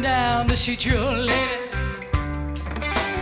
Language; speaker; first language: English; native; English